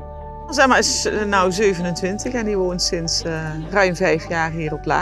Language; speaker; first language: Dutch; native; Dutch